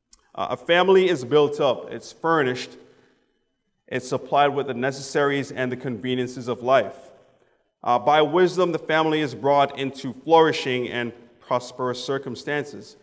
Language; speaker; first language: English; native; English